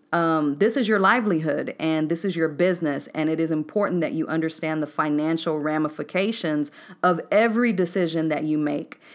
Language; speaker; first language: English; native; English